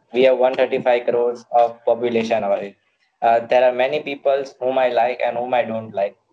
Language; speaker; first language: English; non-native, local second language; Gujarati